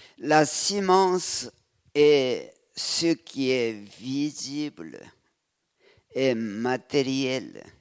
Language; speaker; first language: French; non-native, fluent; Korean